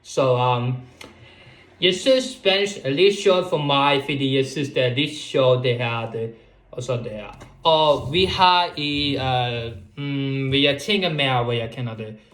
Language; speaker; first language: Danish; non-native, local second language; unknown